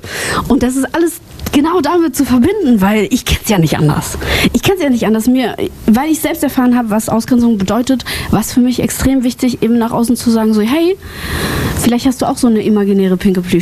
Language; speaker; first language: German; early bilingual, other home language; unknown